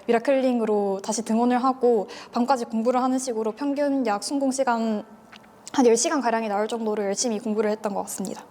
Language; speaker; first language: Korean; native; Korean